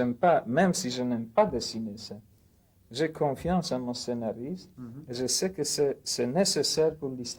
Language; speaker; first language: French; non-native, fluent; Polish